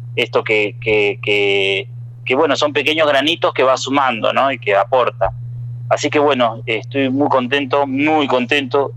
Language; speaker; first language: Spanish; native; Spanish